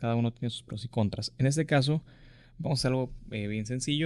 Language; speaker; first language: Spanish; native; Spanish